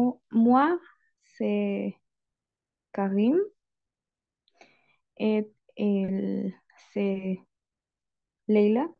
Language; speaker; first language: French; non-native, learner; Spanish